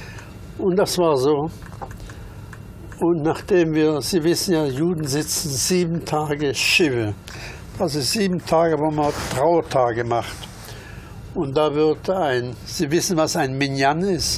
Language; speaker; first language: German; early bilingual, other home language; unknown